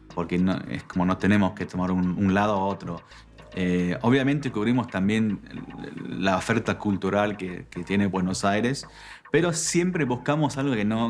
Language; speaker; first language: Spanish; non-native, fluent; English